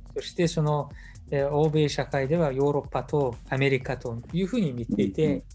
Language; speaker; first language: Japanese; non-native, fluent; Mongolian